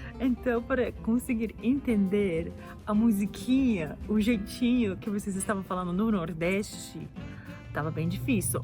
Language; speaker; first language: Portuguese; non-native, fluent; English